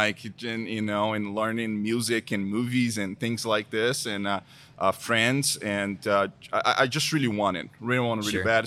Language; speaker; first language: English; non-native, fluent; Portuguese